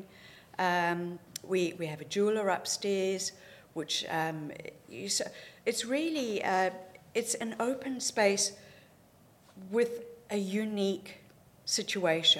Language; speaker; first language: English; native; English